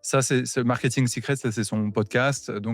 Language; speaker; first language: French; native; French